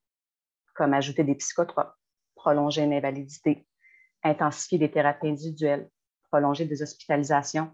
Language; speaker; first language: French; native; French